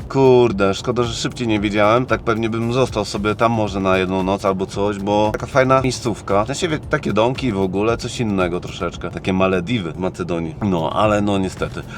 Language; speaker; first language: Polish; native; Polish